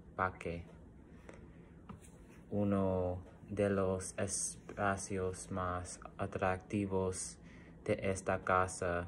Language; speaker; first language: Spanish; non-native, learner; English